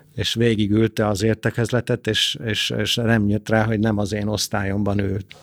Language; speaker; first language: Hungarian; non-native, fluent; Italian